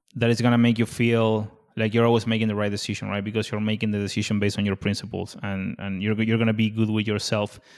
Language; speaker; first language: English; non-native, fluent; Spanish